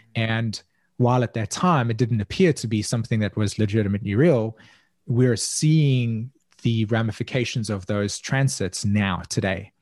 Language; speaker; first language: English; native; English